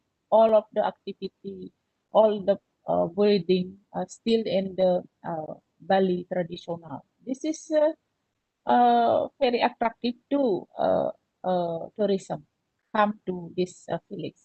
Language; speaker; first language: English; non-native, learner; Indonesian